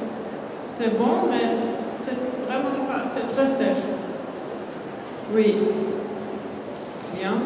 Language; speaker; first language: French; non-native, fluent; German